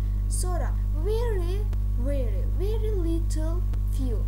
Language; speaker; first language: English; non-native, fluent; Azerbaijani